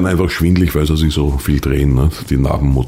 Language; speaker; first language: German; native; German